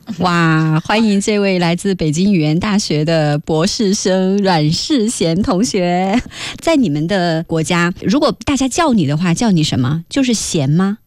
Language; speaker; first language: Chinese; native; Chinese